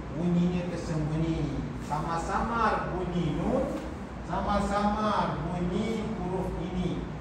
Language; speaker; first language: Malay; native; Malay